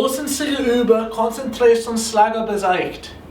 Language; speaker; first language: German; non-native, learner; English